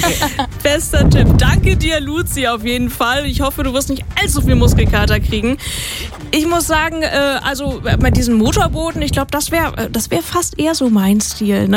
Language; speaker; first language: German; native; German